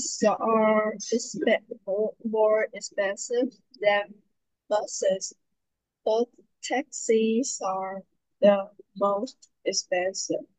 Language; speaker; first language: English; non-native, learner; Vietnamese